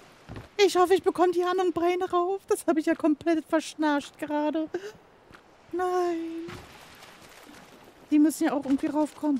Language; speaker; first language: German; native; German